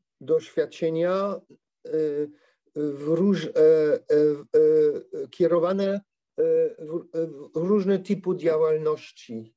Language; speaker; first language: Polish; non-native, learner; French